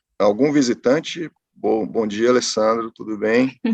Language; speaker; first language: Portuguese; native; Portuguese